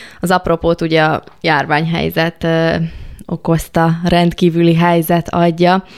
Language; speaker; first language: Hungarian; native; Hungarian